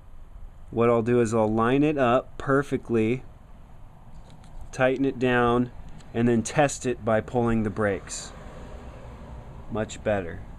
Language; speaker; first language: English; native; English